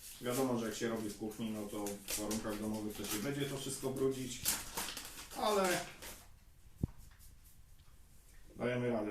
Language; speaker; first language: Polish; native; Polish